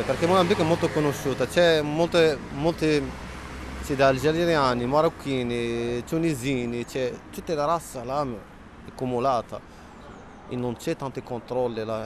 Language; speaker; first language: Italian; non-native, learner; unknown